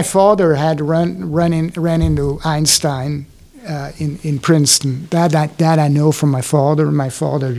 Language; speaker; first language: English; non-native, fluent; Swiss German